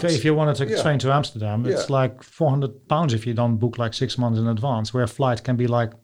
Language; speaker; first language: English; non-native, fluent; Dutch